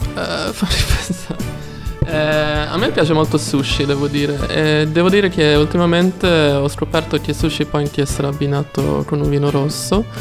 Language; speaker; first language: Italian; non-native, fluent; Swedish